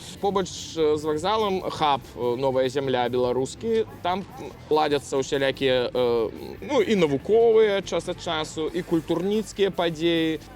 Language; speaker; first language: Belarusian; non-native, local second language; Russian